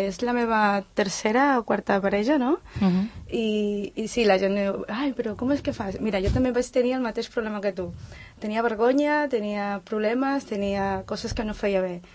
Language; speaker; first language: Catalan; non-native, fluent; Spanish